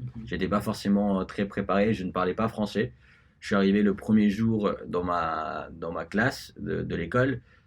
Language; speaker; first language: French; early bilingual, other home language; Spanish